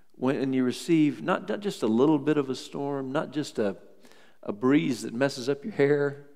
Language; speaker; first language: English; native; English